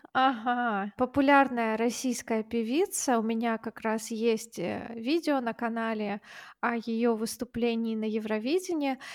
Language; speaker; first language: Russian; native; Russian